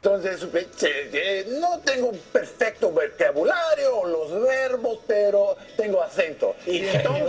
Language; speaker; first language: Spanish; non-native, learner; English